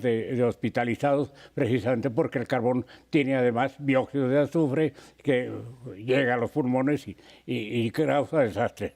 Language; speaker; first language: Spanish; native; Spanish